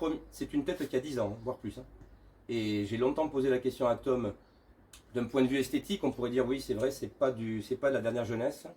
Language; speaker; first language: French; native; French